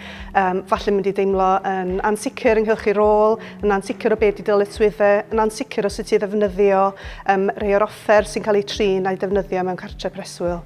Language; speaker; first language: Welsh; native; Welsh